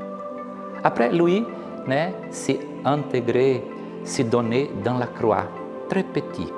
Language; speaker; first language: French; non-native, learner; Portuguese